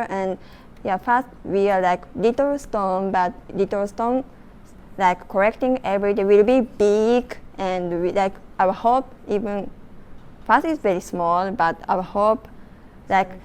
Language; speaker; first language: English; non-native, learner; Japanese